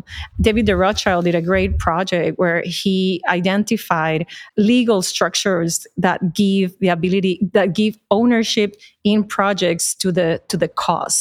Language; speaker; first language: English; non-native, fluent; Spanish